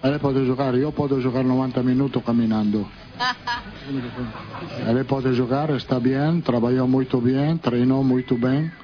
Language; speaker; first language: Portuguese; non-native, fluent; Italian